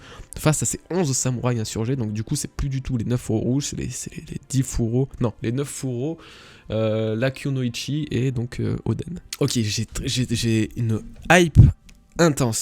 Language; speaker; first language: French; native; French